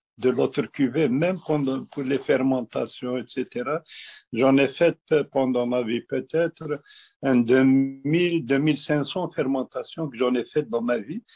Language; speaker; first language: French; non-native, local second language; Kabyle